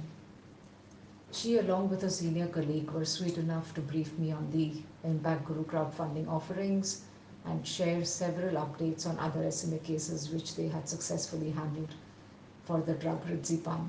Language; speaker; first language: English; non-native, local second language; Telugu